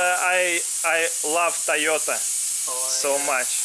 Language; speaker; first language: English; non-native, learner; Russian